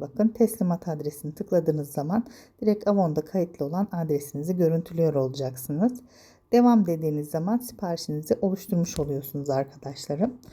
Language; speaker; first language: Turkish; native; Turkish